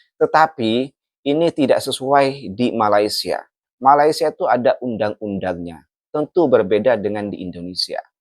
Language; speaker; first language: Indonesian; native; Indonesian